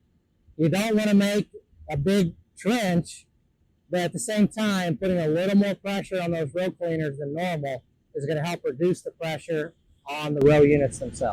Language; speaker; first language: English; native; English